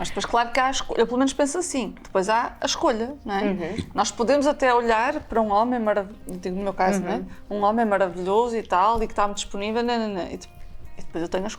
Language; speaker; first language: Portuguese; native; Portuguese